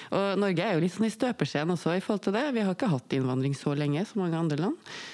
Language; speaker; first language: Norwegian; native; Norwegian